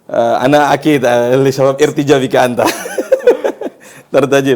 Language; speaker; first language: Arabic; non-native, fluent; Indonesian